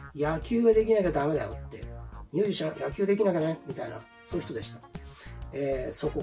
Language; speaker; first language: Japanese; native; Japanese